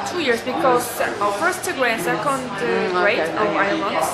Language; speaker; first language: English; non-native, learner; Korean